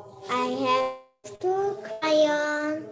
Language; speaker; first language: English; non-native, learner; Indonesian